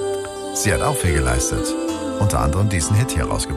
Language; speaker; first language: German; native; German